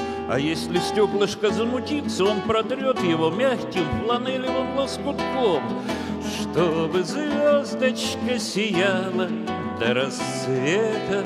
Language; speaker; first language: Russian; native; Russian